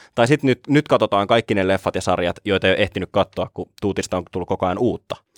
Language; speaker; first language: Finnish; native; Finnish